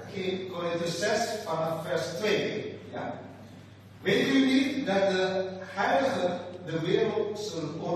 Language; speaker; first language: Dutch; non-native, fluent; Indonesian